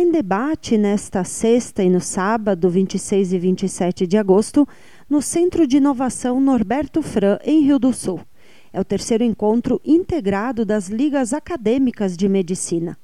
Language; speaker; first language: Portuguese; native; Portuguese